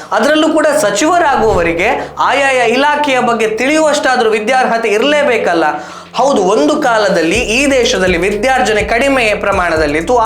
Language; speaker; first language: Kannada; native; Kannada